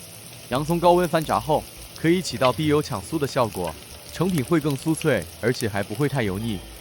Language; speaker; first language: Chinese; native; Chinese